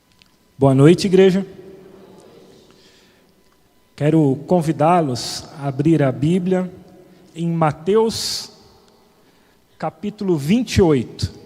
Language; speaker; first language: Portuguese; native; Portuguese